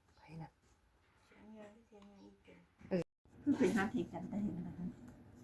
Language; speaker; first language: Thai; native; Thai